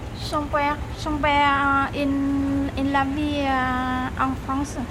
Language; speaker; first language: French; non-native, learner; Vietnamese